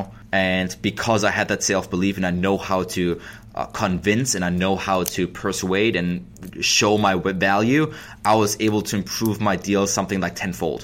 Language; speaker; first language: English; non-native, fluent; German